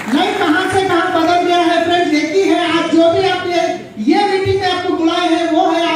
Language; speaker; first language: Hindi; non-native, local second language; Telugu